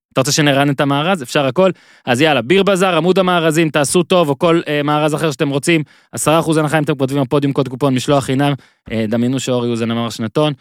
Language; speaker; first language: Hebrew; native; Hebrew